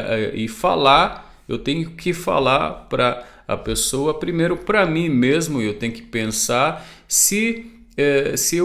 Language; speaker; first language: Portuguese; non-native, fluent; Arabic